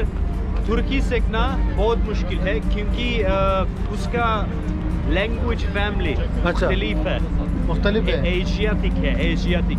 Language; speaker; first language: Hindi; non-native, learner; Turkish